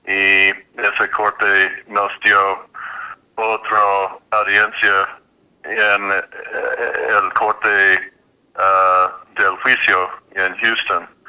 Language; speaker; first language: Spanish; non-native, fluent; English